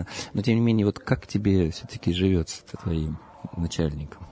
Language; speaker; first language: Russian; native; Russian